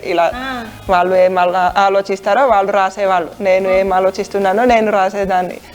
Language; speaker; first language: Telugu; non-native, fluent; Finnish